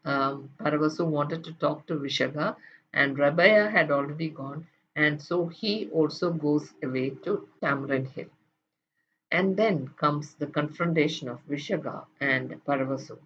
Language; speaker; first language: English; non-native, local second language; Malayalam